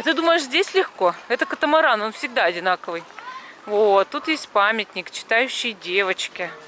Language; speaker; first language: Russian; native; Russian